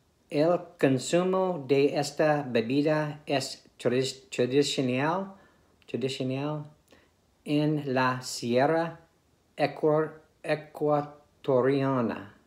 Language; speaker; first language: Spanish; non-native, learner; English